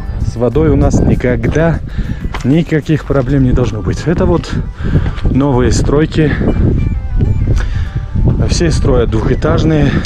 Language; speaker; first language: Russian; non-native, local second language; Tajik